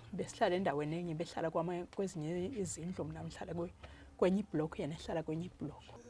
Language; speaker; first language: Zulu; non-native, local second language; Xhosa